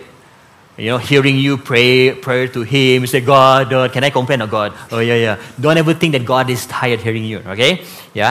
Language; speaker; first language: English; non-native, local second language; Malay